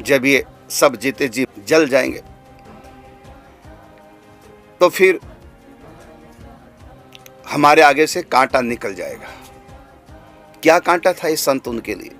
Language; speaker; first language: Hindi; native; Hindi